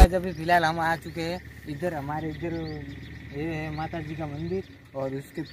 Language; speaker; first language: Hindi; native; Hindi